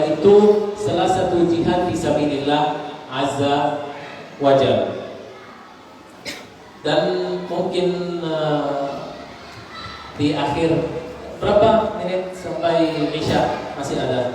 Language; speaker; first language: Indonesian; non-native, learner; Arabic